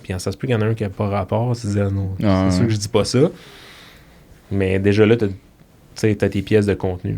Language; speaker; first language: French; native; French